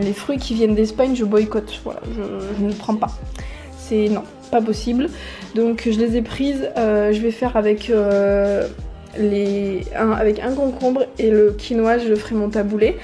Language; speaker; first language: French; native; French